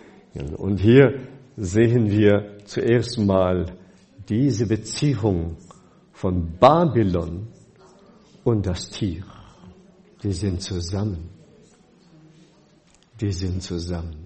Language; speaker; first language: German; non-native, fluent; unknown